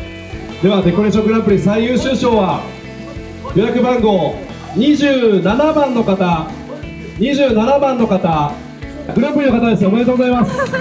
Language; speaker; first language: Japanese; native; Japanese